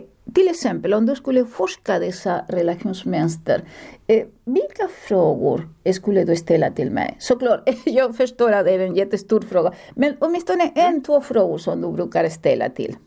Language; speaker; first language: Swedish; non-native, fluent; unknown